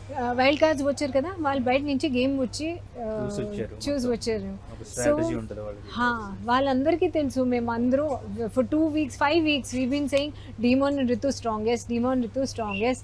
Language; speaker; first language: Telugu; non-native, learner; Hindi